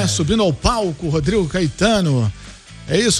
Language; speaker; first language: Portuguese; native; Portuguese